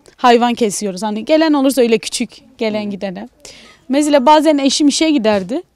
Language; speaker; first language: Turkish; native; Turkish